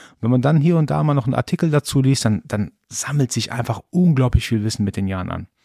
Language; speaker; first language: German; early bilingual, other home language; Persian